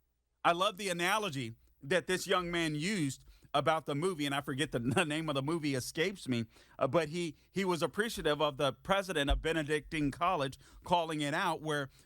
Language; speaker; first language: English; native; English